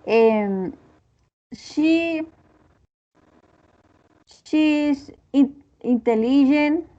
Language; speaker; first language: English; non-native, learner; Spanish